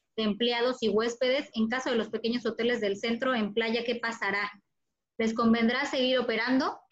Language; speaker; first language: Spanish; native; Spanish